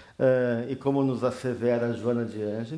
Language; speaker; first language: French; non-native, learner; Portuguese